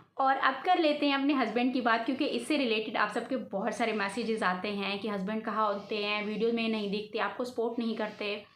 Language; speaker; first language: Urdu; native; Urdu